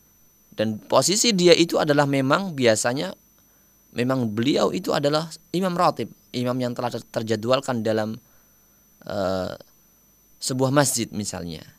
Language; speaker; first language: Indonesian; native; Indonesian